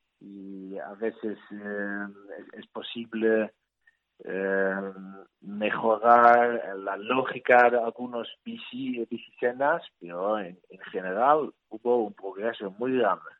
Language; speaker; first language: Spanish; non-native, learner; Dutch